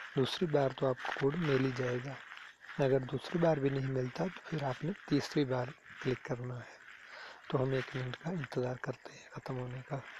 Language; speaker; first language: Urdu; non-native, local second language; Punjabi